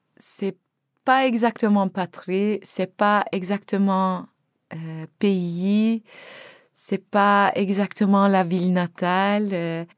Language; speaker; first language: French; non-native, fluent; Turkish